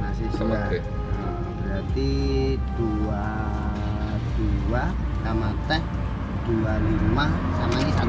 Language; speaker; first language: Indonesian; native; Indonesian